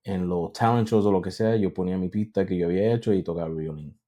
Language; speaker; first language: Spanish; early bilingual, heritage; Spanish